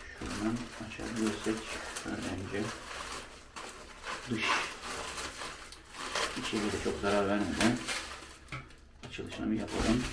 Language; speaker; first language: Turkish; native; Turkish